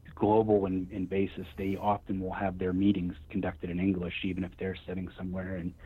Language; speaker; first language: English; native; English